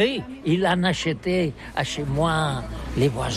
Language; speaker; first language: French; non-native, learner; Catalan